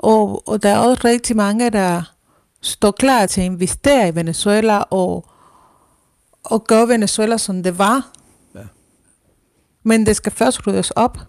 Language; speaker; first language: Danish; non-native, fluent; Spanish